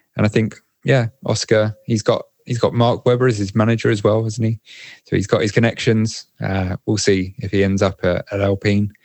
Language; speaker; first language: English; native; English